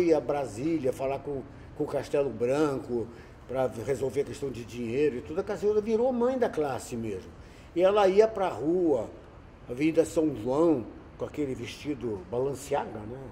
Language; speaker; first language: Portuguese; native; Portuguese